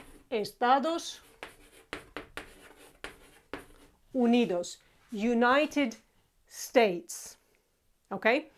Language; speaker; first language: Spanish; non-native, fluent; Croatian